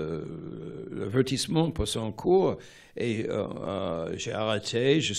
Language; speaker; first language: French; non-native, fluent; English